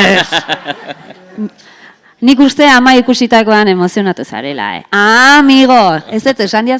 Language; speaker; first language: Basque; native; Basque